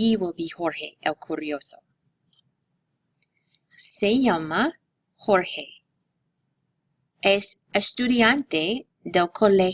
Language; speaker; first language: Spanish; non-native, fluent; English